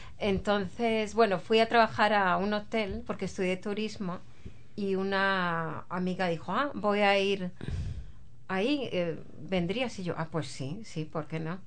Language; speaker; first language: Spanish; native; Spanish